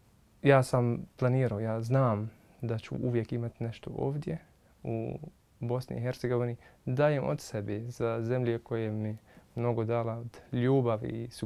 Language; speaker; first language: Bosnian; non-native, fluent; Arabic